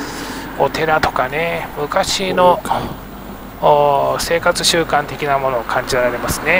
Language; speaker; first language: Japanese; native; Japanese